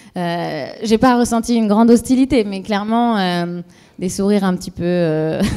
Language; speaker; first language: French; native; French